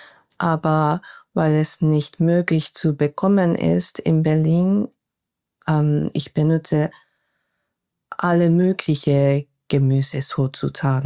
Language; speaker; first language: German; non-native, fluent; Japanese